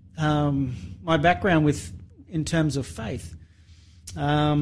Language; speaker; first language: English; native; English